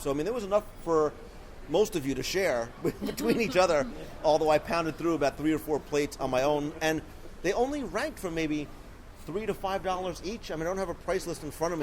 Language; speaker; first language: English; native; English